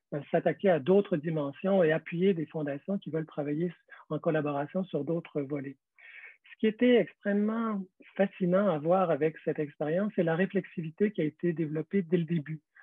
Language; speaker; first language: French; native; French